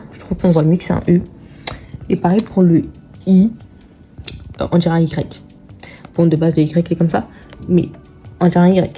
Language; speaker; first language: French; native; French